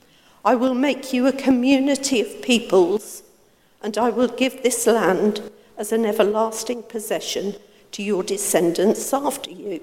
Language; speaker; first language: English; native; English